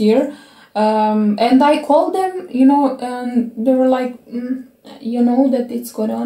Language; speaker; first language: English; non-native, fluent; Serbian